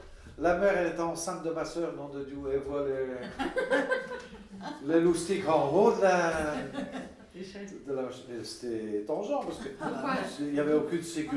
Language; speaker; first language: French; native; French